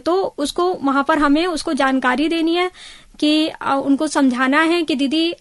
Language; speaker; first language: Hindi; native; Hindi